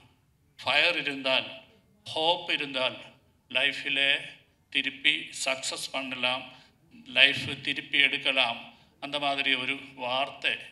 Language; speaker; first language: Tamil; non-native, learner; Malayalam